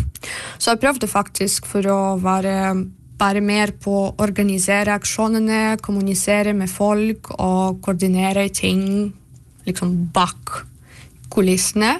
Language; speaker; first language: Norwegian; non-native, fluent; Russian